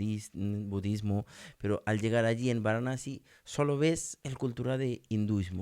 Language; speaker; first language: Spanish; non-native, learner; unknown